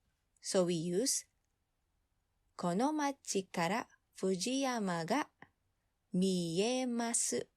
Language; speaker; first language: Japanese; non-native, fluent; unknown